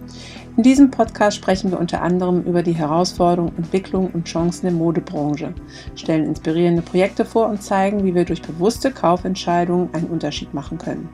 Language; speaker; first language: German; native; German